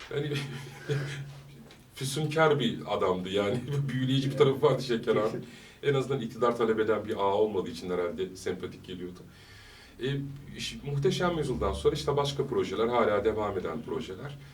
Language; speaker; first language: Turkish; early bilingual, heritage; Turkish